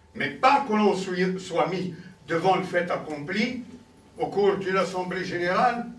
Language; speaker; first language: French; non-native, local second language; Arabic